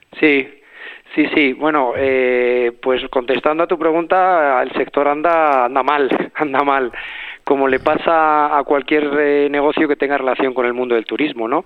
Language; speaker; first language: Spanish; native; Spanish